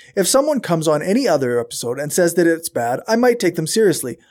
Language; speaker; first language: English; native; English